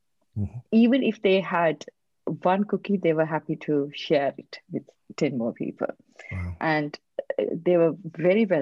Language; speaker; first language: English; non-native, local second language; Tamil